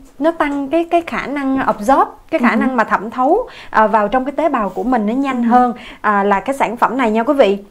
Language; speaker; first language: Vietnamese; native; Vietnamese